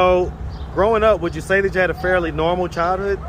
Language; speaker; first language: English; native; English